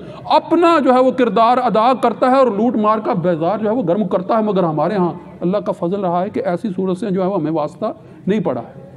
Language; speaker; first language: Urdu; native; Urdu